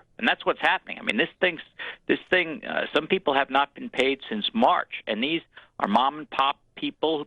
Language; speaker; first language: English; native; English